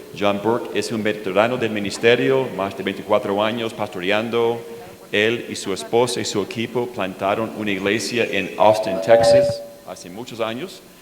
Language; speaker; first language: Spanish; non-native, fluent; English